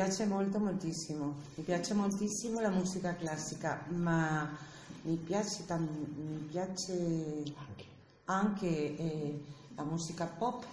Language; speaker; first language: Italian; non-native, learner; Spanish